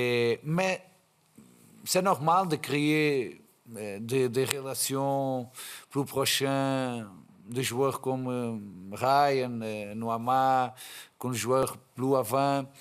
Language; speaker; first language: French; non-native, fluent; Portuguese